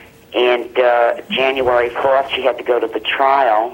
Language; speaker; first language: English; native; English